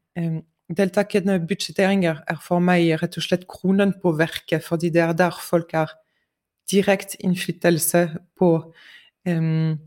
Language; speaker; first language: Norwegian; non-native, fluent; French